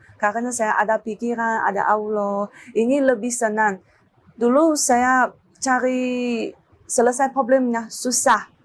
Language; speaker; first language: Indonesian; non-native, learner; Chinese